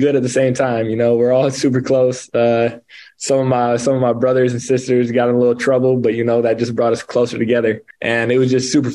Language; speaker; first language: English; native; English